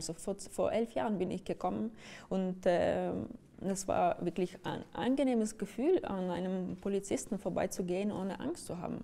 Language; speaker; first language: German; non-native, fluent; Ukrainian